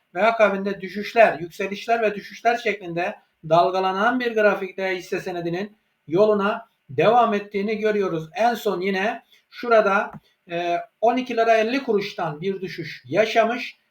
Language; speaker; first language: Turkish; native; Turkish